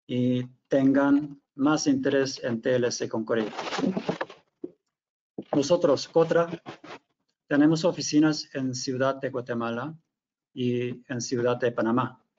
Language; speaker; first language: Spanish; non-native, fluent; Korean